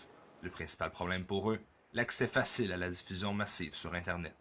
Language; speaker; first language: French; native; French